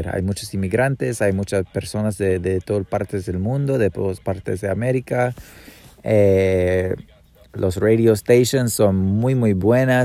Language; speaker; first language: Spanish; non-native, fluent; English